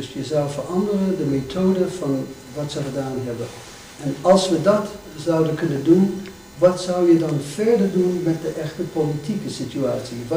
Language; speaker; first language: Dutch; non-native, fluent; English